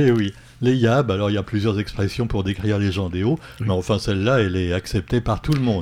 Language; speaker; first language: French; native; French